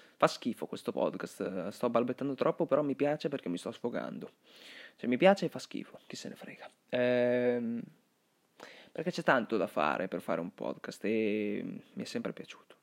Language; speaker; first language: Italian; early bilingual, other home language; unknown